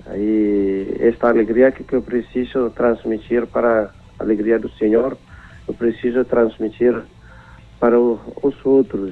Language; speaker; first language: Portuguese; non-native, fluent; Indonesian